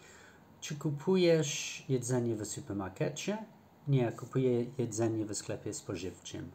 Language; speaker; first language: Polish; non-native, learner; English